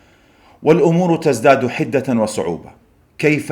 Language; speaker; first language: Arabic; native; Arabic